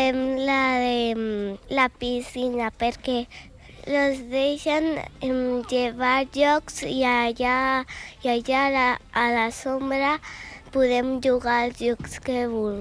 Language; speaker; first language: Catalan; non-native, local second language; Spanish